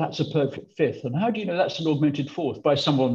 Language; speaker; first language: English; native; English